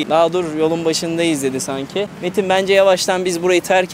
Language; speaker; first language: Turkish; native; Turkish